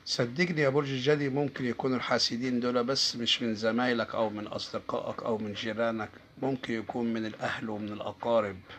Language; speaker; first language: Arabic; native; Arabic